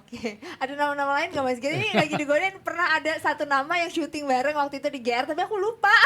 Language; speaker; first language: Indonesian; native; Indonesian